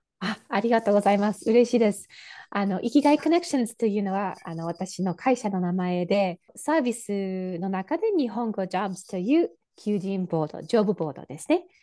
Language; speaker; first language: Japanese; non-native, fluent; English